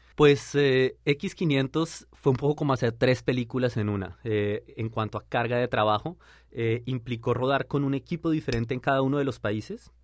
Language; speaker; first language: Spanish; native; Spanish